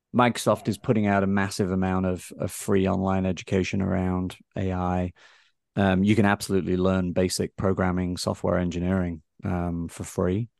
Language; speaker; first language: English; native; English